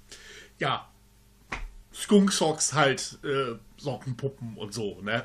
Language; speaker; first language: German; native; German